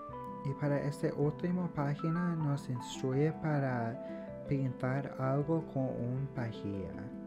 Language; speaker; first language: Spanish; early bilingual, heritage; English